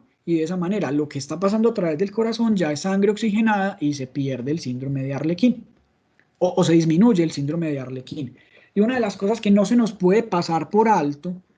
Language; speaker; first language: Spanish; native; Spanish